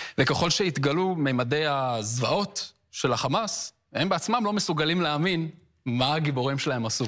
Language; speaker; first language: Hebrew; early bilingual, heritage; Hebrew